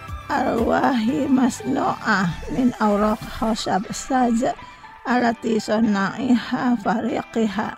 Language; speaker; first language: Arabic; non-native, fluent; Indonesian